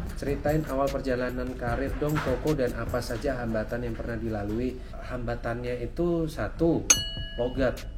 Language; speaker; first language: Indonesian; native; Indonesian